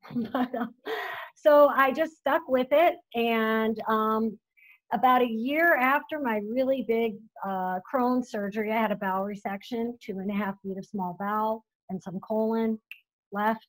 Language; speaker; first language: English; native; English